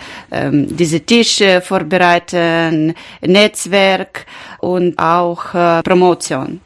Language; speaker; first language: German; non-native, learner; Ukrainian